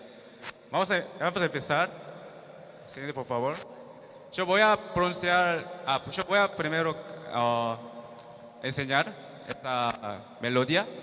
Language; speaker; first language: Spanish; non-native, learner; Korean